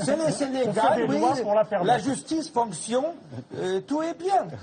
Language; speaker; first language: French; non-native, fluent; Russian